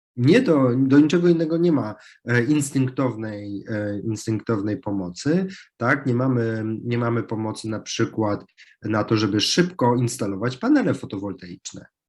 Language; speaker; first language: Polish; native; Polish